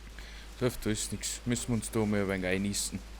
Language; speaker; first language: German; native; German